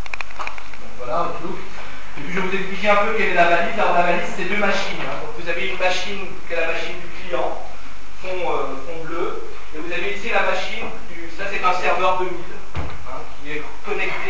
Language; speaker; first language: French; native; French